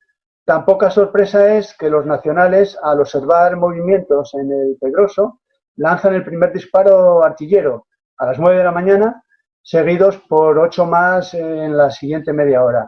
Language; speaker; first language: Spanish; native; Spanish